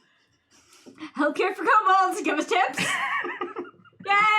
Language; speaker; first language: English; native; English